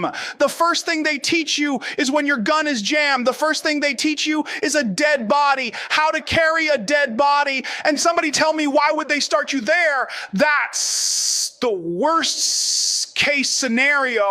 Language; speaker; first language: English; native; English